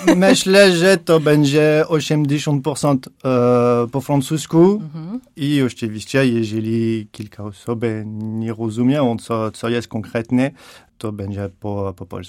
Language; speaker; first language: Polish; non-native, learner; French